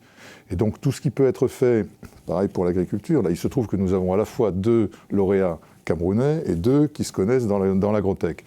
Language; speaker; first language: French; native; French